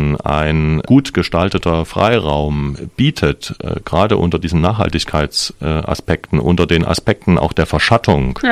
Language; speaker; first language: German; native; German